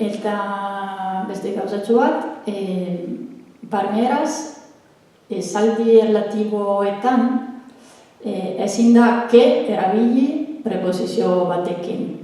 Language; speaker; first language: Basque; non-native, fluent; Italian